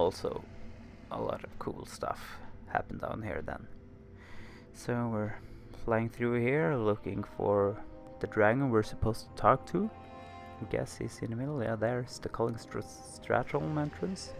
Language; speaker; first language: English; non-native, fluent; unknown